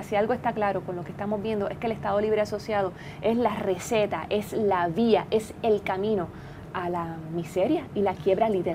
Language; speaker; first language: Spanish; native; Spanish